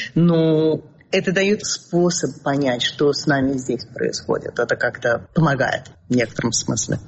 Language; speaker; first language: Russian; early bilingual, heritage; Russian